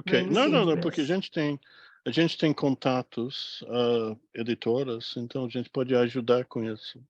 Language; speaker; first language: Portuguese; non-native, fluent; English